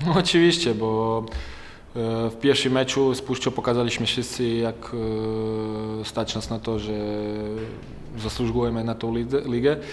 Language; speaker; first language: Polish; non-native, fluent; Croatian